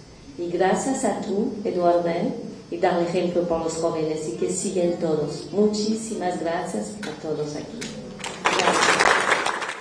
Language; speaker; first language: Spanish; non-native, fluent; French